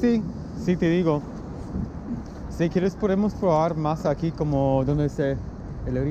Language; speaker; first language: Spanish; non-native, learner; English